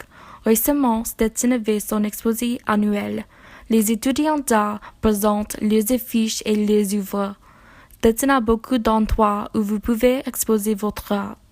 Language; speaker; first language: French; non-native, learner; English